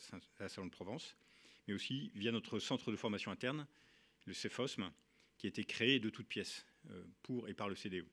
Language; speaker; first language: French; native; French